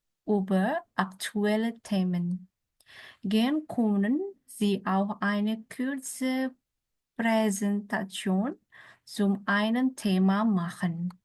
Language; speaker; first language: German; non-native, learner; Indonesian